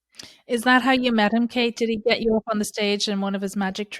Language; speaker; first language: English; native; English